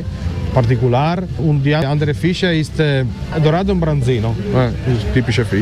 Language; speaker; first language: German; non-native, learner; Italian